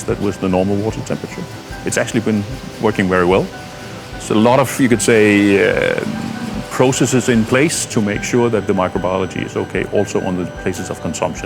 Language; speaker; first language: English; non-native, fluent; Danish